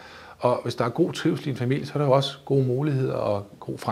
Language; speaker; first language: Danish; native; Danish